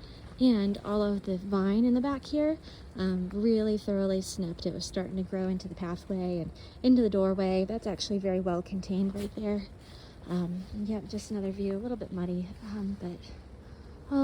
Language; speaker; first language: English; native; English